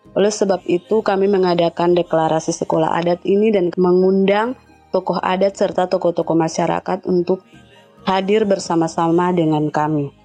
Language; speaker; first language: Indonesian; native; Indonesian